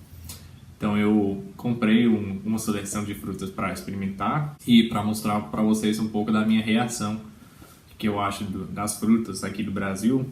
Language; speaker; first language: Portuguese; non-native, fluent; English